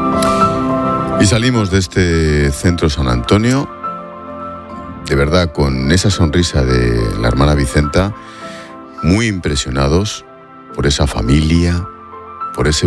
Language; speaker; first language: Spanish; native; Spanish